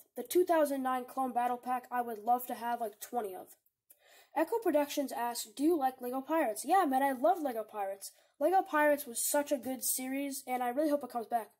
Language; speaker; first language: English; native; English